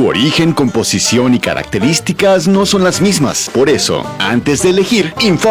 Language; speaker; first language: Spanish; native; Spanish